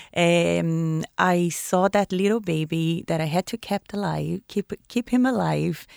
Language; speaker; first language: English; non-native, fluent; Portuguese